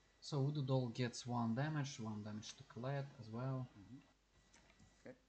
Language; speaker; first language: English; non-native, learner; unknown